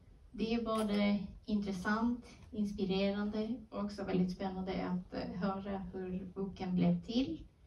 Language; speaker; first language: Swedish; non-native, fluent; Spanish